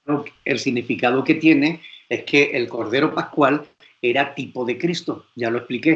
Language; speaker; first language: Spanish; native; Spanish